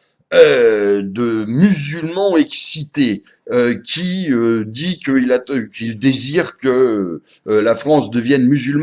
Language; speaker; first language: French; native; French